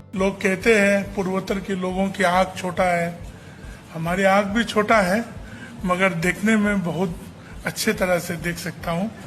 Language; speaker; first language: Hindi; non-native, local second language; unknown